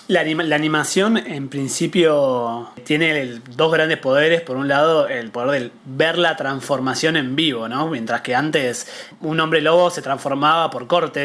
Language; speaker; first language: Spanish; native; Spanish